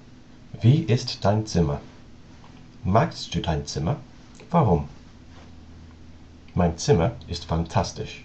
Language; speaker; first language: German; non-native, learner; English